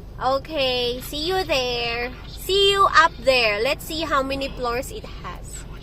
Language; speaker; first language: English; non-native, local second language; Filipino